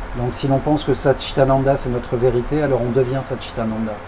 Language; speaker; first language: French; native; French